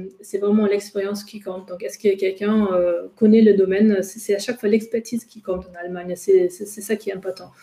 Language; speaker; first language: French; non-native, fluent; German